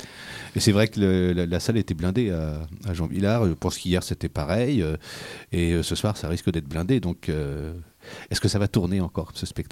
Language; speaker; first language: French; native; French